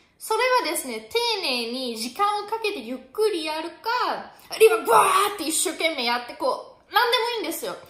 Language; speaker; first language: Japanese; non-native, fluent; German